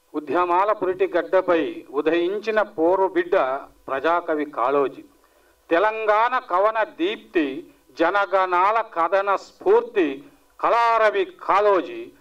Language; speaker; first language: Telugu; native; Telugu